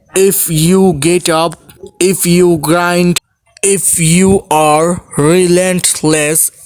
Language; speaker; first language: English; non-native, local second language; Bangla